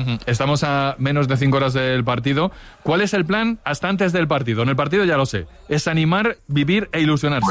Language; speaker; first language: Spanish; native; Spanish